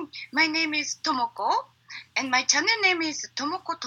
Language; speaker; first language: English; non-native, learner; Japanese